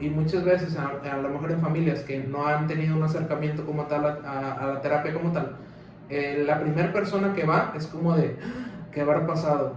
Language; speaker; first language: Spanish; native; Spanish